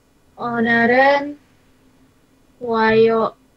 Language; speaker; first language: Korean; non-native, learner; Indonesian